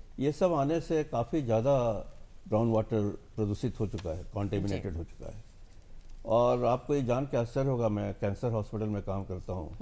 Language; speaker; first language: Hindi; non-native, local second language; Bangla